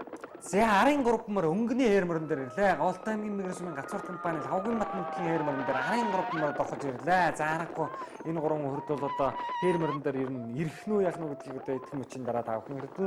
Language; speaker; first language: Mongolian; native; Mongolian